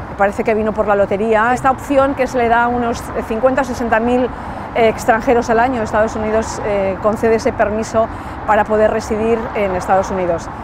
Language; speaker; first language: Spanish; native; Spanish